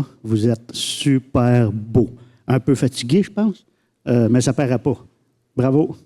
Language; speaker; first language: French; native; French